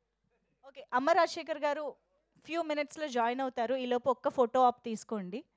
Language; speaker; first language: Telugu; native; Telugu